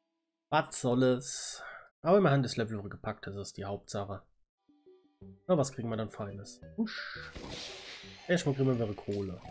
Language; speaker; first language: German; native; German